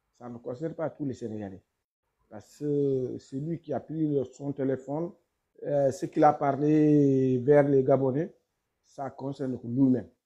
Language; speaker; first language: French; non-native, local second language; Wolof